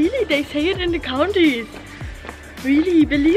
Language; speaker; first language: English; non-native, fluent; German